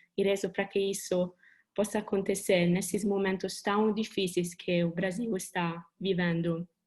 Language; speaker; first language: Portuguese; non-native, fluent; Italian